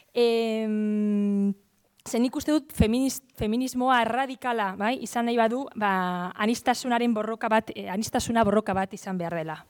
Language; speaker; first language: Basque; non-native, local second language; Spanish